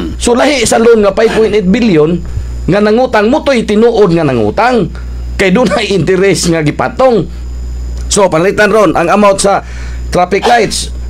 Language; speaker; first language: Cebuano; native; Cebuano